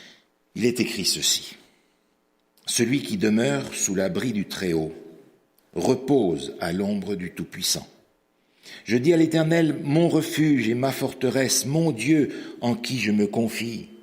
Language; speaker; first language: French; native; French